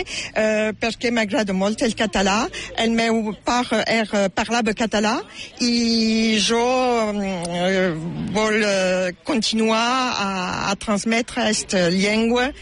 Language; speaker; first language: Catalan; non-native, learner; French